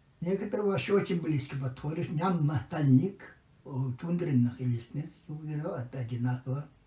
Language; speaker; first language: Russian; non-native, local second language; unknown